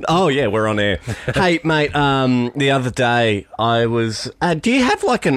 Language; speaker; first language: English; native; English